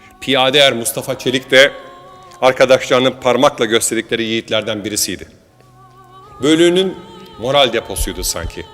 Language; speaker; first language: Turkish; native; Turkish